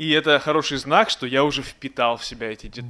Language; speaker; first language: Russian; native; Russian